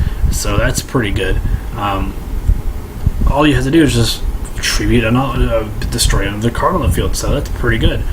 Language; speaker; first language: English; native; English